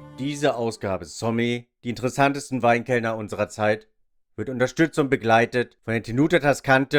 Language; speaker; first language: German; native; German